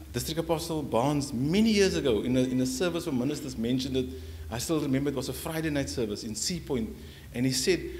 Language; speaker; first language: English; non-native, local second language; Afrikaans